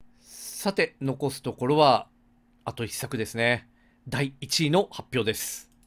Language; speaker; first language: Japanese; native; Japanese